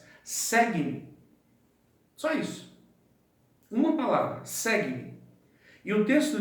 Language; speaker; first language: Portuguese; native; Portuguese